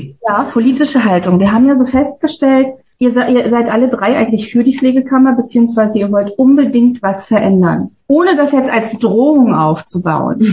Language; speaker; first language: German; native; German